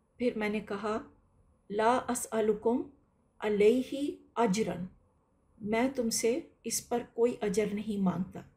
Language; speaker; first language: Urdu; native; Urdu